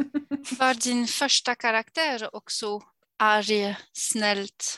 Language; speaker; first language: Swedish; non-native, fluent; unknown